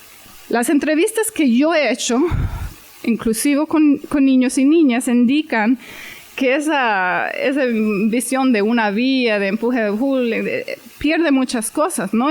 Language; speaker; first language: Spanish; non-native, fluent; English